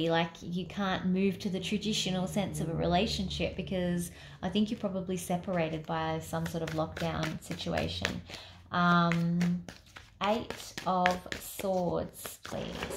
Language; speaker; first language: English; native; English